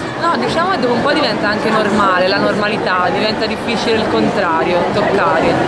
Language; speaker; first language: Italian; native; Italian